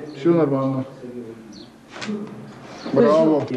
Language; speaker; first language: Russian; non-native, learner; French